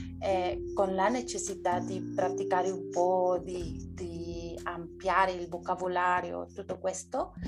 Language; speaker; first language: Italian; non-native, learner; Spanish